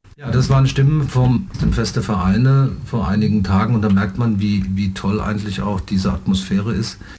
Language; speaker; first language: German; native; German